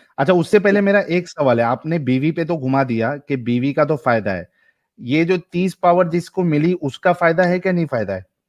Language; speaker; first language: Hindi; native; Hindi